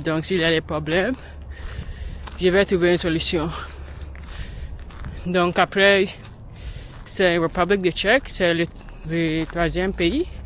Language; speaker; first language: French; non-native, learner; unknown